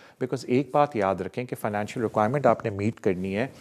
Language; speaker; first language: Urdu; native; Urdu